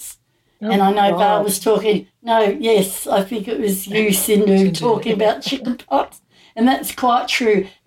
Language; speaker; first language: English; native; English